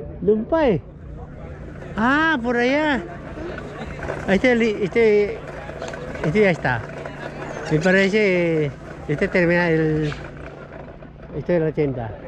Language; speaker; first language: Spanish; non-native, learner; Filipino